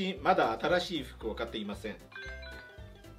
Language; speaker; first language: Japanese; non-native, fluent; French